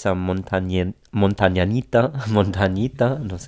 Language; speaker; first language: Spanish; non-native, fluent; English